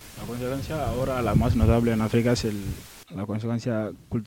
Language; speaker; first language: Spanish; non-native, learner; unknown